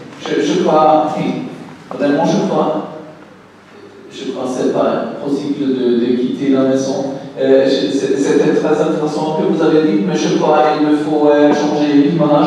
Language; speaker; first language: French; non-native, learner; German